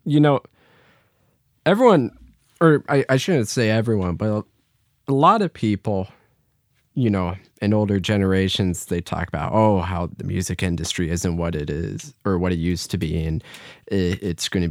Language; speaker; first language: English; native; English